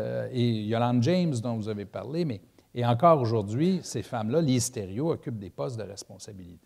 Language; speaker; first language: French; native; French